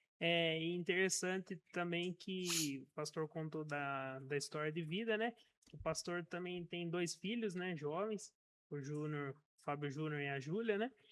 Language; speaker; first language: Portuguese; native; Portuguese